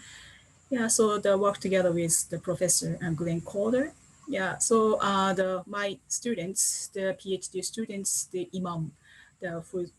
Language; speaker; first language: English; non-native, fluent; Japanese